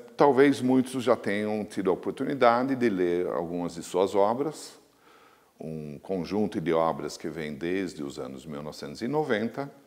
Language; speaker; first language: Portuguese; native; Portuguese